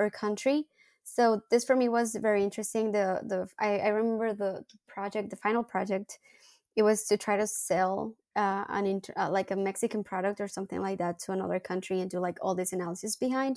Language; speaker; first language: English; non-native, fluent; Spanish